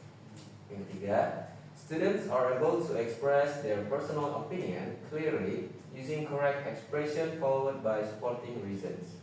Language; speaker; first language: English; non-native, fluent; Indonesian